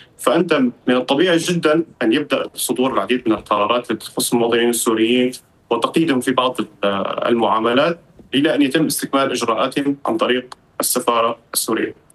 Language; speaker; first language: Arabic; native; Arabic